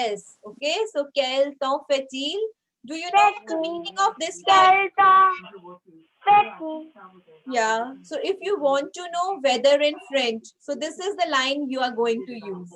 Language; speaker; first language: English; non-native, local second language; Hindi